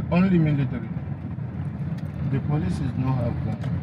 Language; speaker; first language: English; non-native, learner; Mandingo